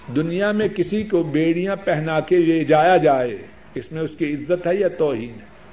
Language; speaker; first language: Urdu; non-native, local second language; Punjabi